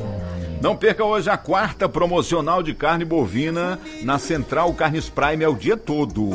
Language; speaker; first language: Portuguese; native; Portuguese